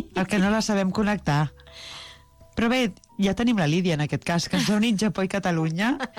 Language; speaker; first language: Catalan; native; Catalan